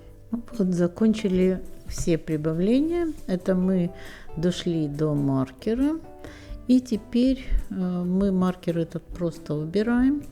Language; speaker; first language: Russian; native; Russian